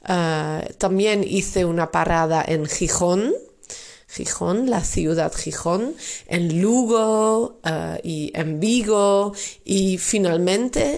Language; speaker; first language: Spanish; non-native, fluent; Dutch